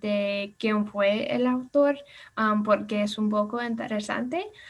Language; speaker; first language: Spanish; non-native, learner; English